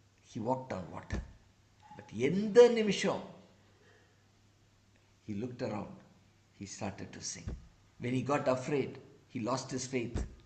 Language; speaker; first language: English; non-native, local second language; Tamil